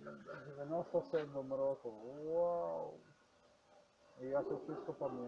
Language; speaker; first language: Czech; non-native, learner; Polish